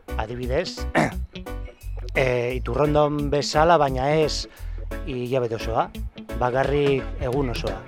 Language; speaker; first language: Basque; non-native, learner; Spanish